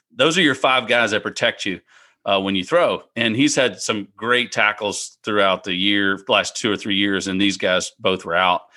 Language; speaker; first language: English; native; English